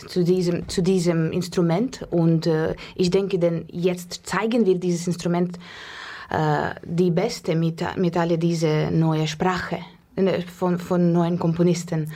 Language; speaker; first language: German; non-native, learner; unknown